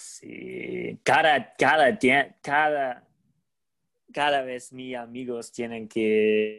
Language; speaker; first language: Spanish; non-native, learner; German